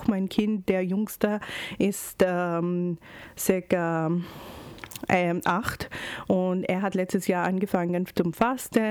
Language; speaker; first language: German; non-native, fluent; Urdu